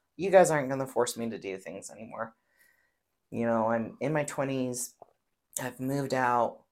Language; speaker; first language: English; native; English